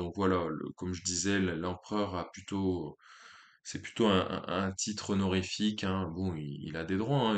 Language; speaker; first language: French; native; French